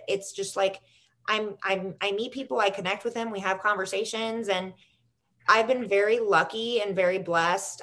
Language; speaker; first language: English; native; English